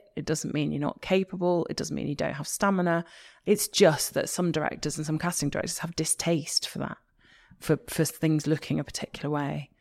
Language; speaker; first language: English; native; English